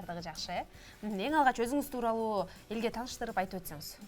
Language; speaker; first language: Kyrgyz; native; Kyrgyz